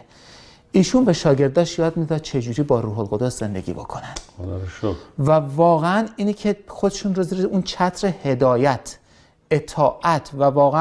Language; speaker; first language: Persian; native; Persian